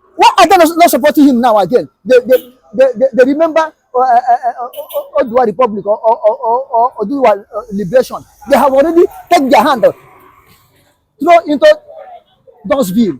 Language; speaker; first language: English; non-native, local second language; Igbo